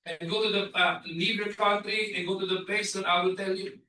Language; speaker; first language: English; non-native, local second language; Filipino